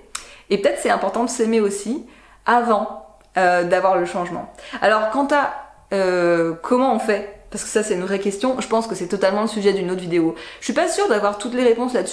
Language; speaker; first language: French; native; French